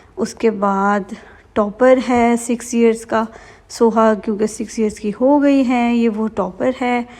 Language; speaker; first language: Urdu; native; Urdu